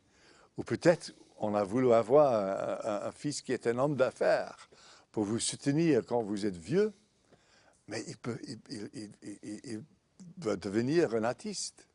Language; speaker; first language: French; non-native, fluent; English